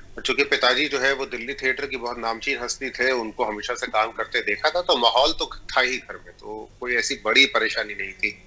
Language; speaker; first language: Hindi; native; Hindi